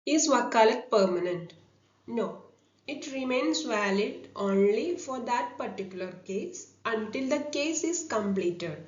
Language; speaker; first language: English; non-native, local second language; Malayalam